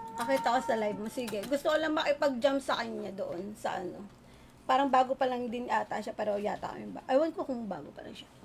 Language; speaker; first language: Filipino; native; Filipino